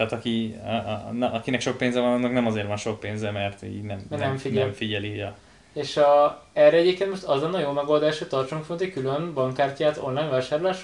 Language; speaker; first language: Hungarian; native; Hungarian